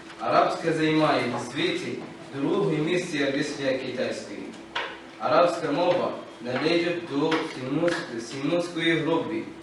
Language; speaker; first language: Ukrainian; non-native, learner; Arabic